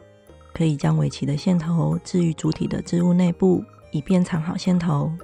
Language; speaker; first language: Chinese; native; Chinese